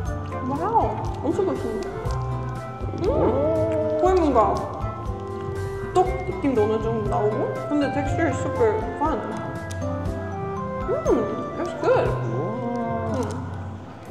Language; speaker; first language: Korean; non-native, fluent; Estonian